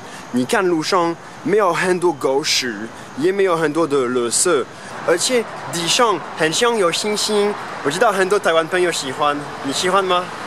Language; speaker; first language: Chinese; non-native, fluent; French